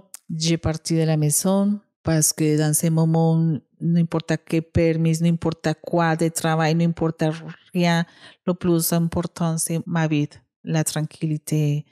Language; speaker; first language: French; non-native, learner; Spanish